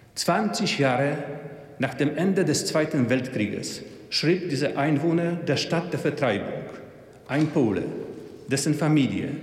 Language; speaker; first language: German; non-native, fluent; Polish